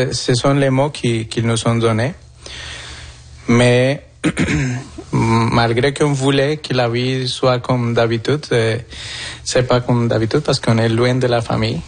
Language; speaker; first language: French; non-native, fluent; Spanish